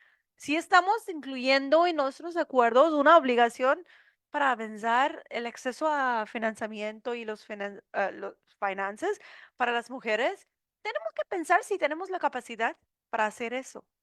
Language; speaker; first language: Spanish; non-native, learner; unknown